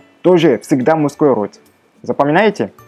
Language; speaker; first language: Russian; non-native, fluent; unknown